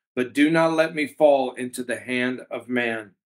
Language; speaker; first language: English; native; English